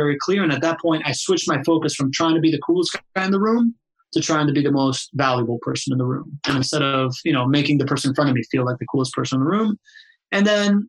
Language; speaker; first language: English; early bilingual, other home language; Spanish